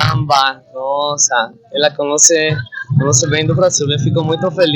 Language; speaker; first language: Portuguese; non-native, fluent; Spanish